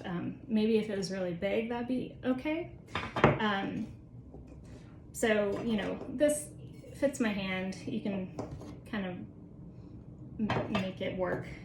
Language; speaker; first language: English; native; English